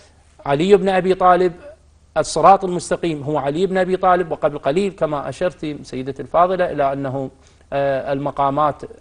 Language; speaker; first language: Arabic; native; Arabic